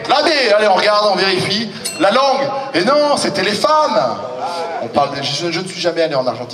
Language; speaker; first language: French; native; French